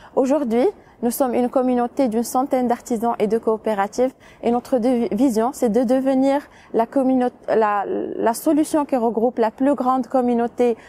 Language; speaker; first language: French; non-native, local second language; Arabic